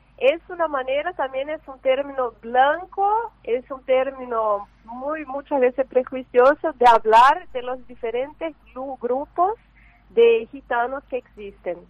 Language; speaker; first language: Spanish; non-native, fluent; Portuguese